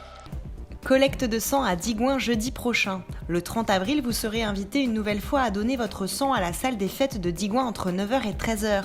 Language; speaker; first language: French; native; French